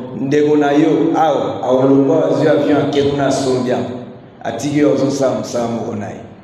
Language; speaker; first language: Lingala; native; Lingala